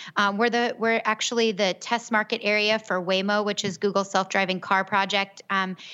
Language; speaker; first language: English; native; English